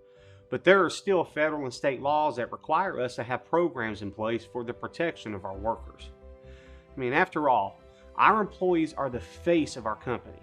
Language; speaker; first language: English; native; English